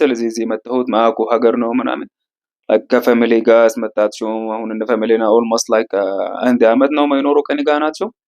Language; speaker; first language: Amharic; non-native, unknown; Arabic